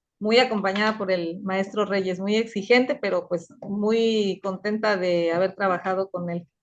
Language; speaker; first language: Spanish; native; Spanish